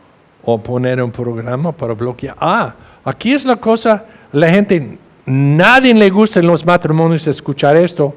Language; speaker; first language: Spanish; non-native, fluent; English